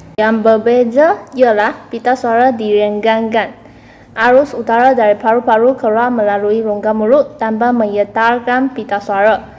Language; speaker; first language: Malay; non-native, local second language; Chinese